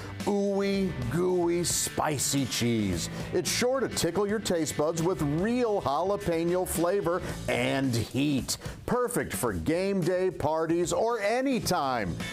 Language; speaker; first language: English; native; English